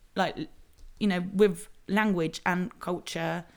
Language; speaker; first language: English; early bilingual, other home language; Spanish